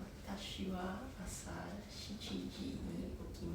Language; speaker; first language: Japanese; non-native, learner; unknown